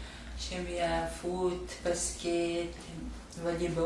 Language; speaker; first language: French; non-native, fluent; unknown